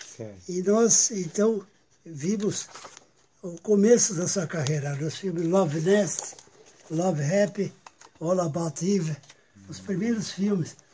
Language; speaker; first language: Portuguese; native; Portuguese